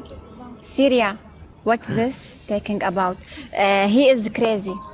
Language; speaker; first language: English; non-native, learner; Arabic